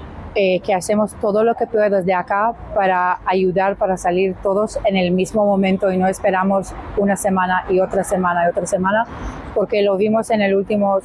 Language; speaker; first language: Spanish; non-native, learner; Hebrew